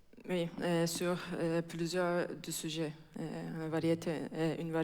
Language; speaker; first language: French; non-native, fluent; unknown